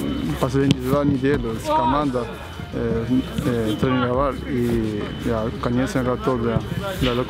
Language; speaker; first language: Russian; non-native, learner; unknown